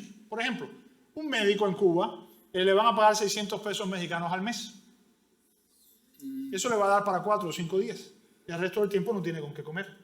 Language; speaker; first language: Spanish; native; Spanish